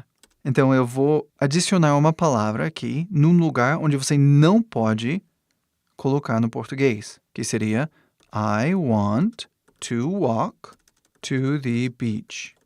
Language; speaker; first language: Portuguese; non-native, fluent; English